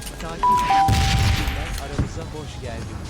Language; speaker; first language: Turkish; native; Turkish